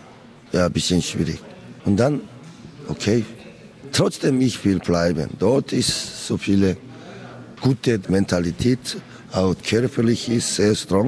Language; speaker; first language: German; non-native, learner; Korean